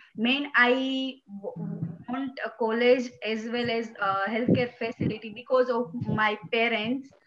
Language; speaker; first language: English; non-native, local second language; Gujarati